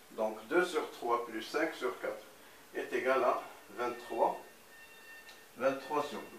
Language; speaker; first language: French; non-native, local second language; Arabic